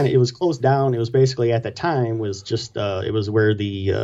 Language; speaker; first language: English; native; English